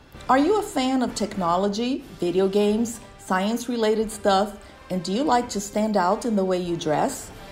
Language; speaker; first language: English; non-native, fluent; Portuguese